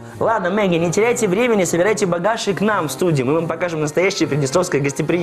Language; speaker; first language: Russian; native; Russian